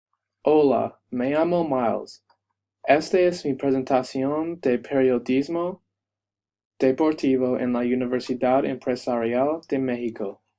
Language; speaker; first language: Spanish; non-native, learner; English